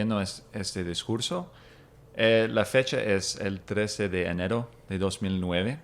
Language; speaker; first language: Spanish; non-native, fluent; English